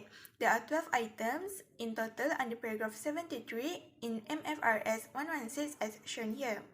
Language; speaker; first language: English; non-native, local second language; Malay